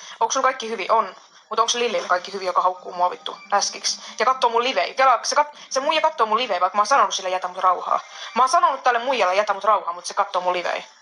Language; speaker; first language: Finnish; native; Finnish